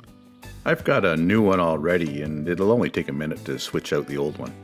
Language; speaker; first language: English; native; English